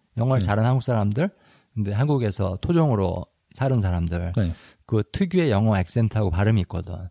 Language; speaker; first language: Korean; native; Korean